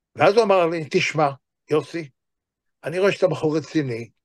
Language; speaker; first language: Hebrew; native; Hebrew